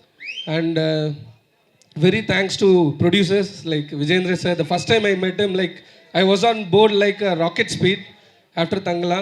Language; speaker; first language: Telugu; non-native, learner; Tamil